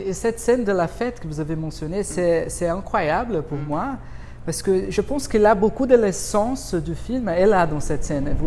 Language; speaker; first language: French; non-native, fluent; Portuguese